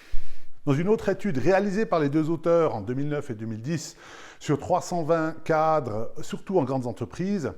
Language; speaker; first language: French; native; French